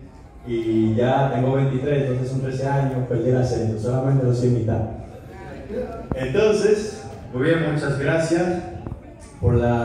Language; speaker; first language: Spanish; early bilingual, heritage; Spanish